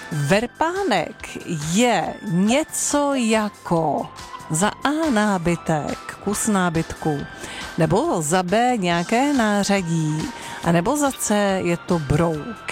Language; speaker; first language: Czech; native; Czech